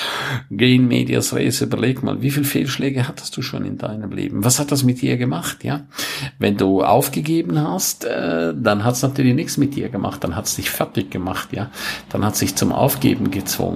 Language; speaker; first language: German; native; German